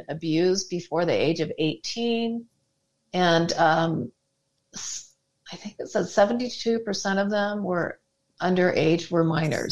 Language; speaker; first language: English; native; English